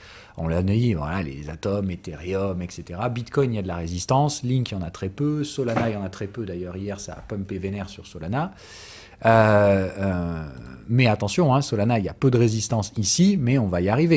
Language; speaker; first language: French; native; French